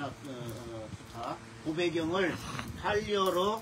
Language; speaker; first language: Korean; native; Korean